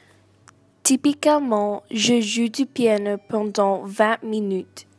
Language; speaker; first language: French; non-native, learner; English